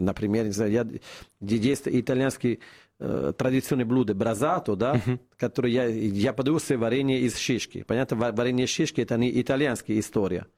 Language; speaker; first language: Russian; non-native, fluent; Italian